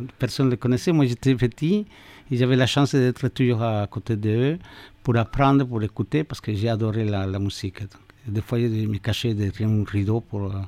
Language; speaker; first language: French; non-native, fluent; Spanish